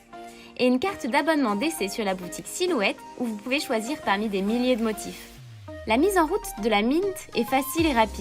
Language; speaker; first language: French; native; French